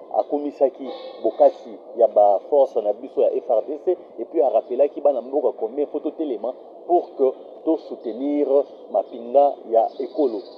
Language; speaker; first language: Lingala; native; Lingala